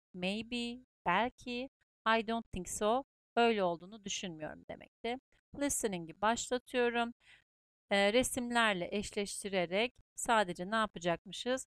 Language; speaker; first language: Turkish; native; Turkish